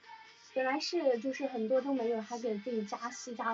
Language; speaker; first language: Chinese; native; Chinese